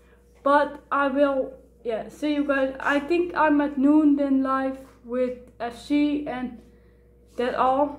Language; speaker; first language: English; non-native, learner; Dutch